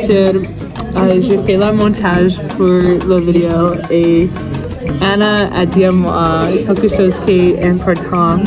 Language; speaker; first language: French; non-native, local second language; English